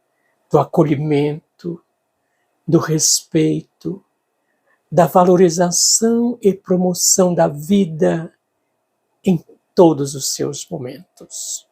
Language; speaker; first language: Portuguese; native; Portuguese